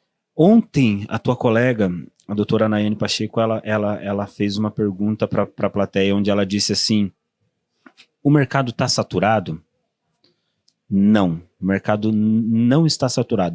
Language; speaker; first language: Portuguese; native; Portuguese